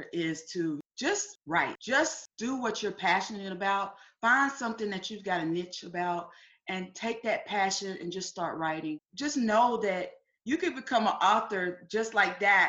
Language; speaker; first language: English; native; English